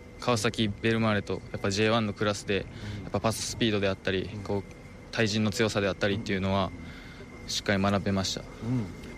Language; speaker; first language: Japanese; native; Japanese